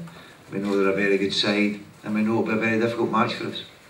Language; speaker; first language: English; native; English